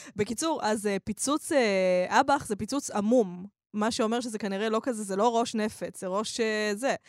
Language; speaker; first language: Hebrew; native; Hebrew